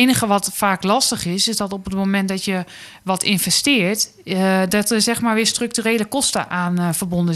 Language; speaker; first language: Dutch; native; Dutch